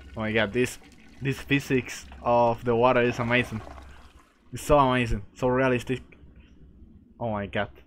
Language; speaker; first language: English; non-native, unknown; Spanish